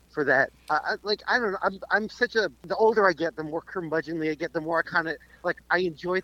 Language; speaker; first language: English; native; English